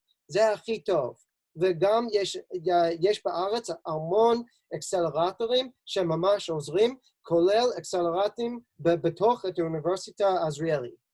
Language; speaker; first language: Hebrew; non-native, fluent; English